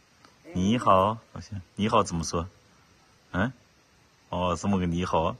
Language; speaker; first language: Chinese; native; Chinese